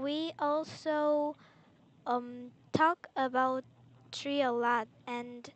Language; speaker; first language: English; non-native, learner; Korean